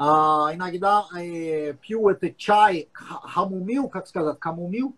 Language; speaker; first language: Russian; non-native, learner; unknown